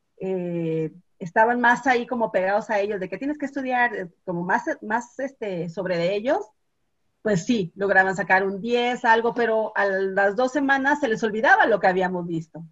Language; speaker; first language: Spanish; native; Spanish